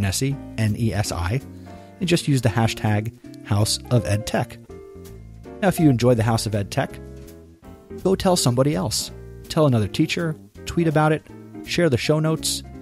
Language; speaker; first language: English; native; English